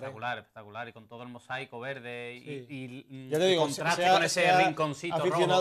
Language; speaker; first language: Spanish; native; Spanish